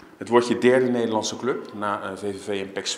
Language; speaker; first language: Dutch; native; Dutch